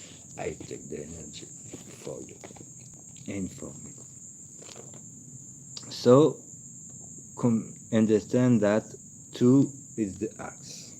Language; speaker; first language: English; non-native, learner; French